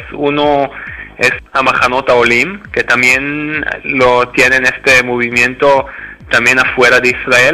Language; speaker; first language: Spanish; non-native, fluent; Hebrew